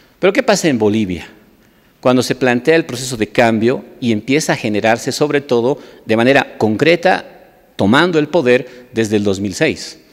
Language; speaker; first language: Spanish; native; Spanish